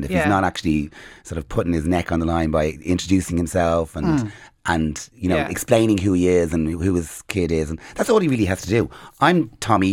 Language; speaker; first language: English; native; English